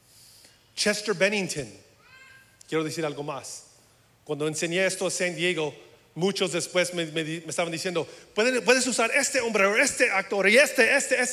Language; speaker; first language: Spanish; early bilingual, heritage; English